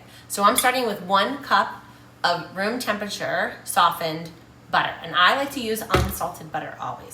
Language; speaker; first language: English; native; English